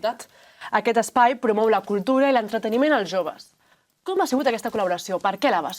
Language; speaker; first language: Catalan; native; Catalan